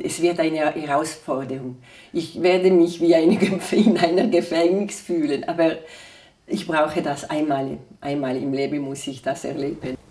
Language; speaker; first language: German; non-native, fluent; Italian